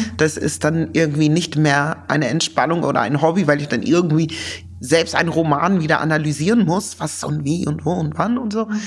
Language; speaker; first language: German; native; German